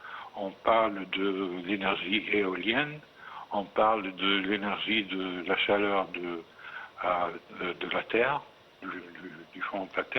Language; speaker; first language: French; non-native, fluent; Arabic